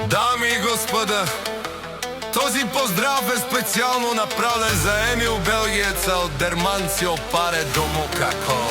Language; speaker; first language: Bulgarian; non-native, local second language; Romany